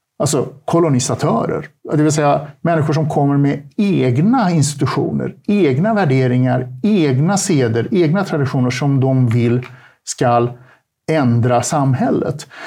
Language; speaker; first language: Swedish; early bilingual, other home language; Turkish